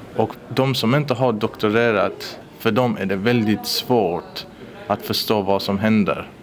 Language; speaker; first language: Swedish; early bilingual, other home language; Persian